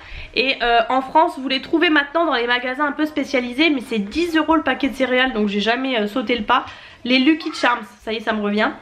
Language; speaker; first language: French; native; French